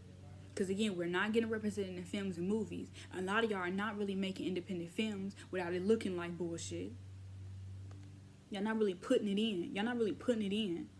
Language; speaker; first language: English; native; English